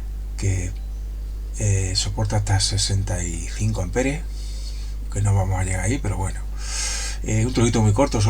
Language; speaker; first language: Spanish; native; Spanish